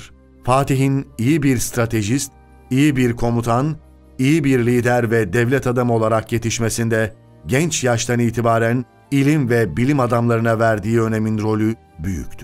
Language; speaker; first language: Turkish; native; Turkish